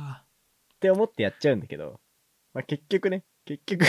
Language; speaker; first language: Japanese; native; Japanese